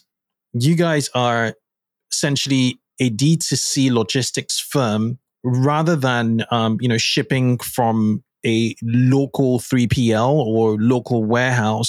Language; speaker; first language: English; non-native, local second language; Yoruba